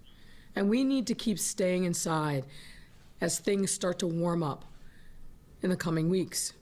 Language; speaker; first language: English; native; English